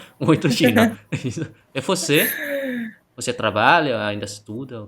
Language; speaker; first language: Portuguese; non-native, learner; Indonesian